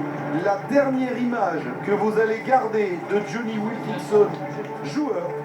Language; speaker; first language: French; native; French